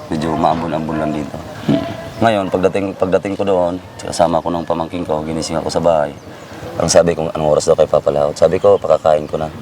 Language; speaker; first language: Filipino; non-native, local second language; Masbatenyo